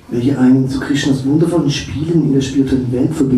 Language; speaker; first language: German; native; German